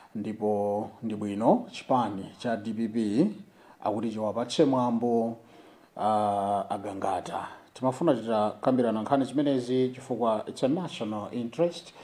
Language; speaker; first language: Nyanja; native; Nyanja